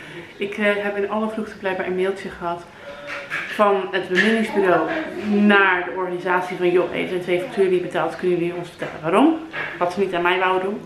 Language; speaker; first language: Dutch; native; Dutch